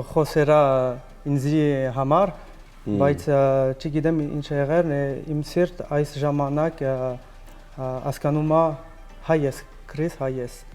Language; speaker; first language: Armenian; non-native, learner; French